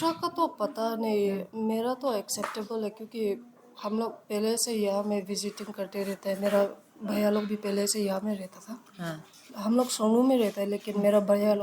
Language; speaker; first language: Hindi; non-native, local second language; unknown